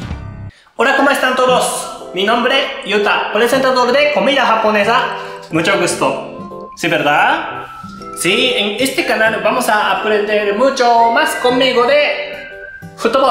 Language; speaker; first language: Spanish; non-native, learner; Japanese